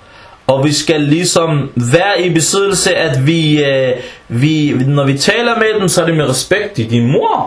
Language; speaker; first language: Danish; early bilingual, other home language; Arabic